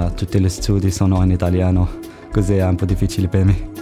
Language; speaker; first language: Italian; non-native, learner; Arabic